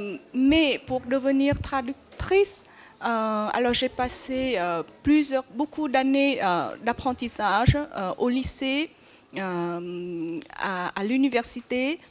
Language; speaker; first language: French; non-native, fluent; Vietnamese